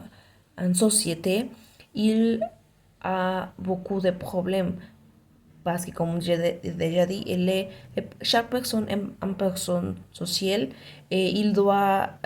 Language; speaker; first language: French; non-native, learner; Spanish